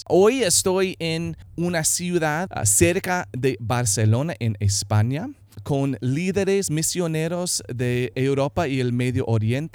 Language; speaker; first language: Spanish; non-native, fluent; English